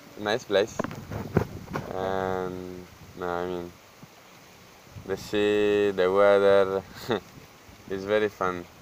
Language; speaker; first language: English; non-native, learner; Italian